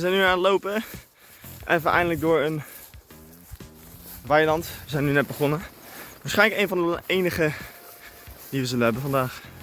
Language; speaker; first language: Dutch; native; Dutch